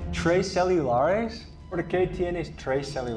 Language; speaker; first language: Spanish; non-native, learner; English